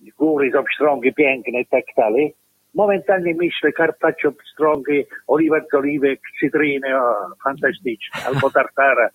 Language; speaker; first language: Polish; non-native, learner; Italian